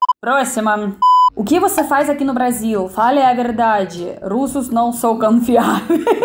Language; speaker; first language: Portuguese; non-native, fluent; Russian